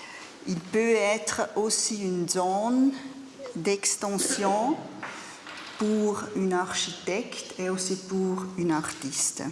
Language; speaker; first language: French; non-native, learner; German